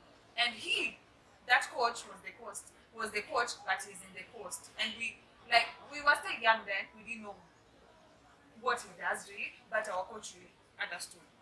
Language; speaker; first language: English; non-native, local second language; Swahili